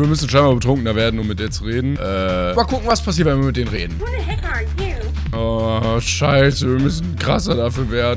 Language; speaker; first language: German; native; German